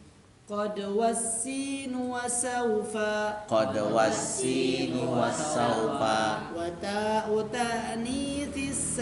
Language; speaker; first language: Arabic; non-native, learner; Indonesian